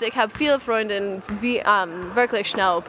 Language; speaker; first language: German; non-native, learner; English